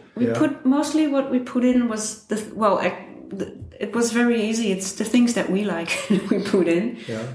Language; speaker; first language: English; non-native, fluent; Dutch